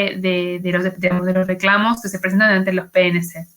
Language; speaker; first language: Spanish; native; Spanish